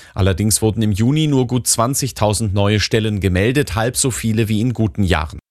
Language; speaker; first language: German; native; German